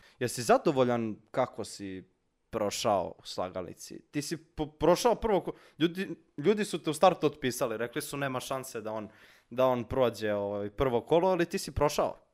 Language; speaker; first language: Serbian; native; Serbian